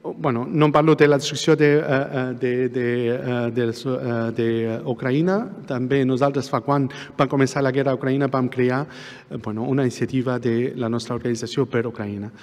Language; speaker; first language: Catalan; non-native, fluent; Arabic